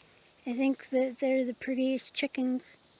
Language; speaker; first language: English; native; English